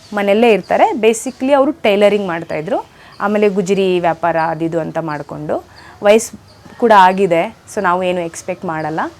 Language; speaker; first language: Kannada; non-native, local second language; Urdu